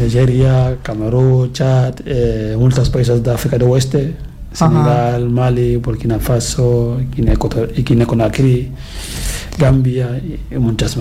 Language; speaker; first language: Catalan; non-native, fluent; Fula